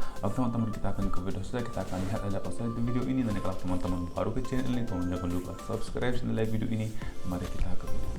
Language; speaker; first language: Indonesian; non-native, fluent; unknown